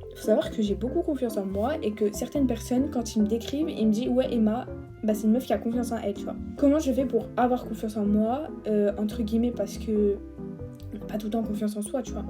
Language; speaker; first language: French; native; French